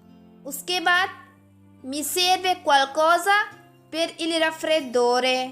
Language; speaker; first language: Italian; non-native, fluent; Urdu